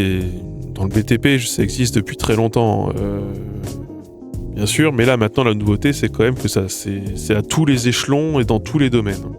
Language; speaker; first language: French; native; French